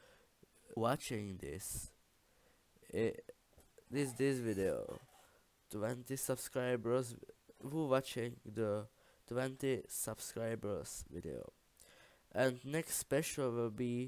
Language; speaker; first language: English; non-native, learner; Czech